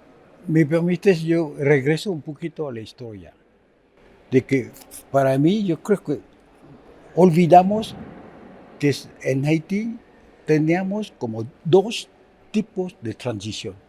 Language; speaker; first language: Spanish; non-native, fluent; Haitian Creole